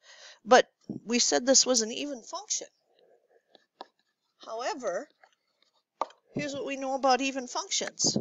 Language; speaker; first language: English; native; English